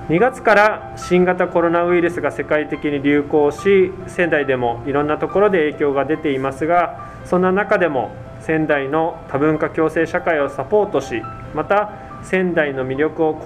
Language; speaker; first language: Japanese; native; Japanese